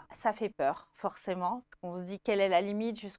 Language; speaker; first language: French; native; French